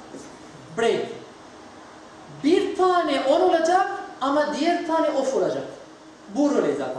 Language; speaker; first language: Turkish; non-native, learner; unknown